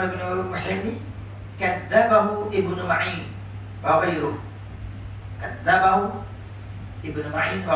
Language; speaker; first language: Arabic; non-native, fluent; Malay